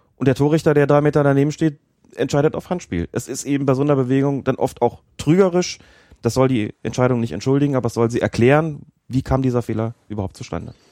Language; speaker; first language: German; native; German